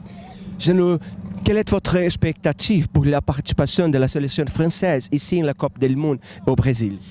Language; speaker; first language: French; non-native, learner; Portuguese